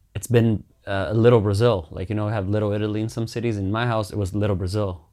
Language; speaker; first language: English; early bilingual, heritage; Finnish